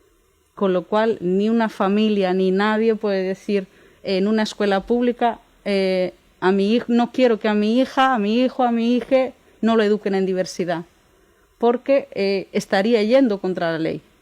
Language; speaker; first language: Spanish; native; Spanish